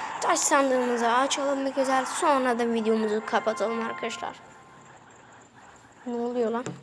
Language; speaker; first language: Turkish; native; Turkish